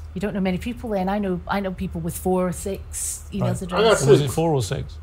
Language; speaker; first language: English; native; English